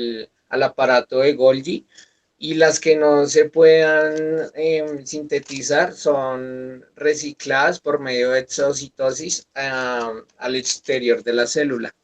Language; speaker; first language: Spanish; native; Spanish